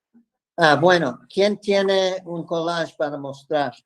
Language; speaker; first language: Spanish; non-native, fluent; English